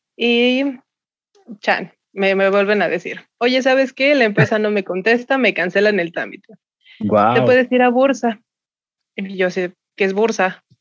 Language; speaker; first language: Spanish; native; Spanish